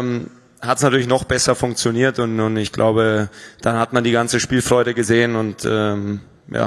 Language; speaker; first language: German; native; German